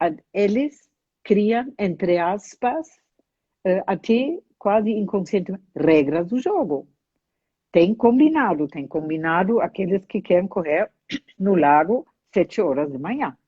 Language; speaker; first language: Portuguese; non-native, fluent; German